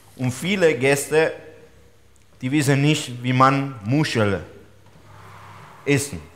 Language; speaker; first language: German; non-native, learner; Italian